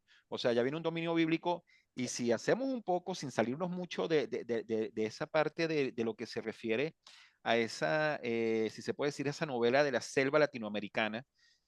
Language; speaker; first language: Spanish; native; Spanish